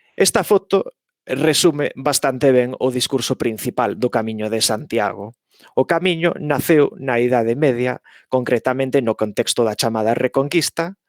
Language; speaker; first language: Galician; non-native, fluent; English